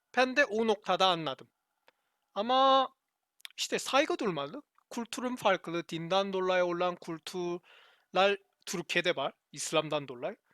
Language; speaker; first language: Turkish; non-native, learner; Korean